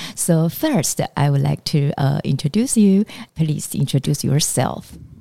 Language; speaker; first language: English; non-native, learner; Chinese